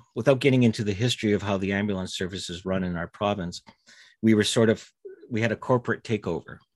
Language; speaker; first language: English; native; English